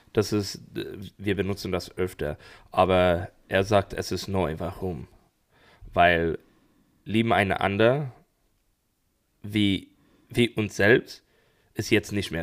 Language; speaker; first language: German; non-native, fluent; English